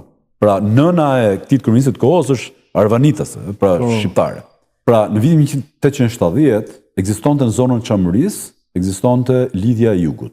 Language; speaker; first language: Albanian; native; Albanian